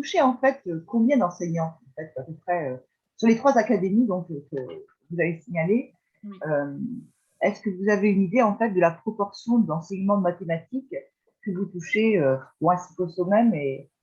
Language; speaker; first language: French; native; French